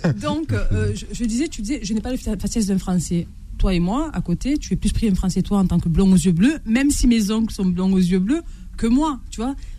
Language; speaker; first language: French; early bilingual, other home language; Arabic